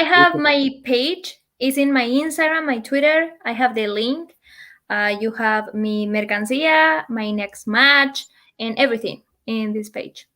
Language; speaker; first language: English; non-native, learner; Spanish